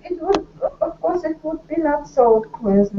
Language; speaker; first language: English; non-native, learner; Russian